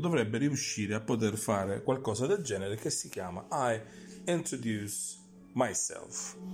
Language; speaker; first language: Italian; native; Italian